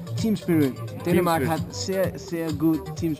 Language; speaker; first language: German; non-native, learner; Danish